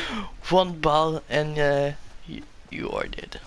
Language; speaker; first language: English; non-native, learner; French